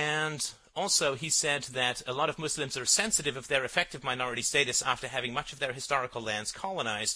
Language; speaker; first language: English; native; English